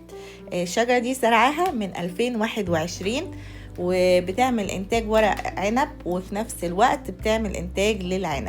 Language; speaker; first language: Arabic; native; Arabic